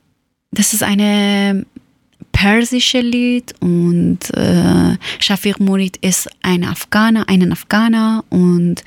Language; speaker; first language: German; non-native, learner; Persian